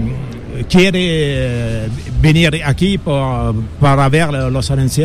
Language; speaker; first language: Spanish; non-native, learner; French